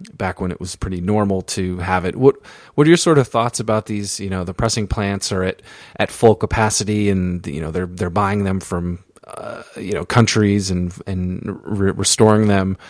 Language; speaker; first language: English; native; English